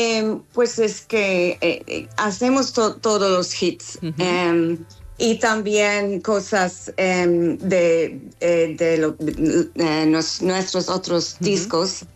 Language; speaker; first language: Spanish; non-native, fluent; English